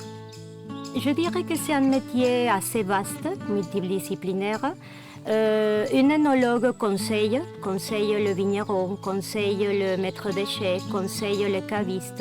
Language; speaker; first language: French; non-native, fluent; Spanish